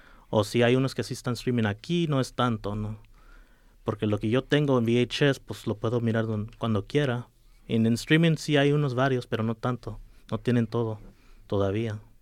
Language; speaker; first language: Spanish; early bilingual, heritage; Spanish